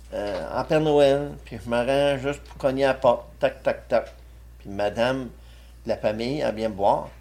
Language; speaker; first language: French; native; French